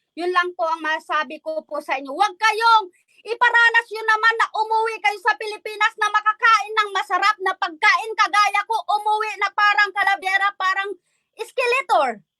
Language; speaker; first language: Filipino; non-native, local second language; Waray